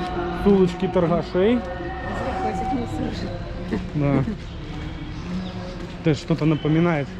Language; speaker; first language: Russian; native; Russian